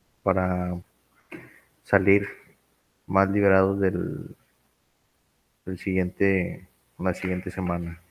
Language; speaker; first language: Spanish; native; Spanish